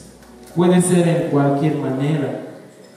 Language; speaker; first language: Spanish; non-native, learner; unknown